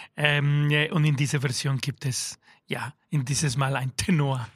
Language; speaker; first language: German; non-native, fluent; Spanish